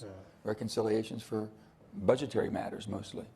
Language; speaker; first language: English; native; English